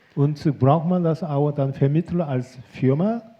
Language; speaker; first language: German; non-native, fluent; Korean